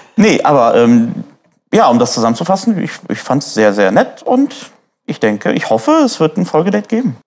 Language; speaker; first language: German; native; German